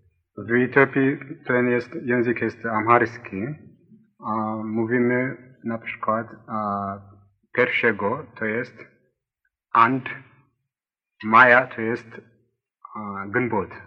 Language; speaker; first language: Polish; non-native, learner; Amharic